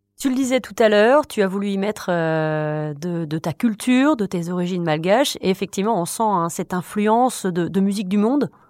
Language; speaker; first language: French; native; French